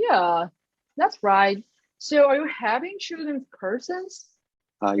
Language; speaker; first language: English; non-native, learner; Chinese